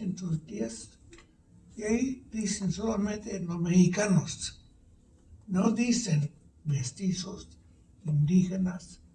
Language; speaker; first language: Spanish; early bilingual, heritage; Spanish